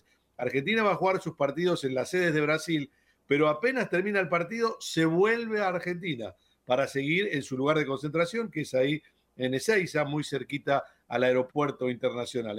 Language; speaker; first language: Spanish; native; Spanish